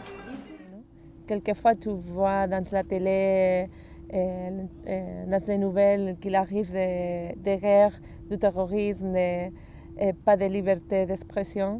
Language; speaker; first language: French; non-native, learner; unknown